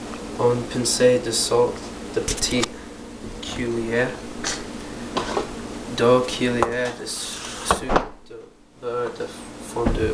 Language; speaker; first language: French; non-native, learner; English